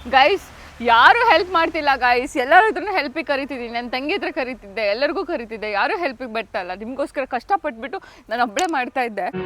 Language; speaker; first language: Kannada; native; Kannada